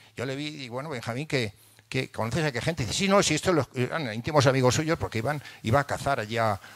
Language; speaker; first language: Spanish; native; Spanish